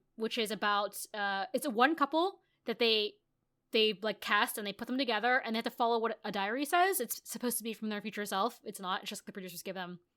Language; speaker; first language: English; native; English